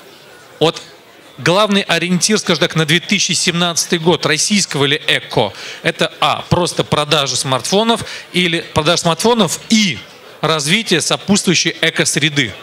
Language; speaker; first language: Russian; native; Russian